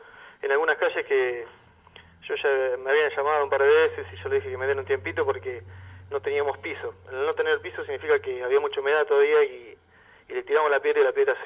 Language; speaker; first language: Spanish; native; Spanish